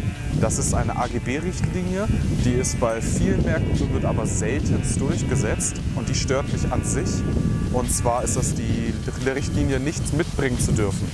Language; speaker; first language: German; native; German